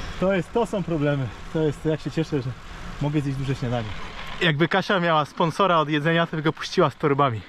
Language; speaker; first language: Polish; native; Polish